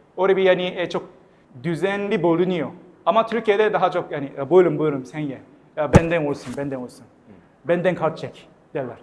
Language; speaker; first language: Turkish; non-native, fluent; Japanese